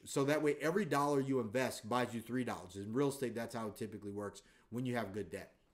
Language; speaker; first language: English; native; English